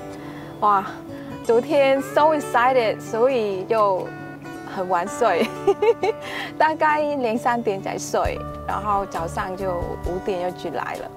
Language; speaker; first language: Chinese; non-native, fluent; Vietnamese